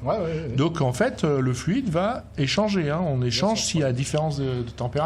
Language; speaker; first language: French; native; French